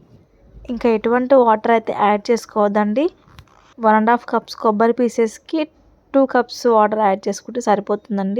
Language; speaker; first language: Telugu; native; Telugu